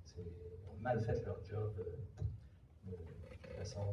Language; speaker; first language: French; native; French